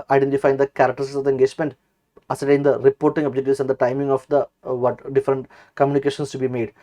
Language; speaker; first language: English; non-native, local second language; Malayalam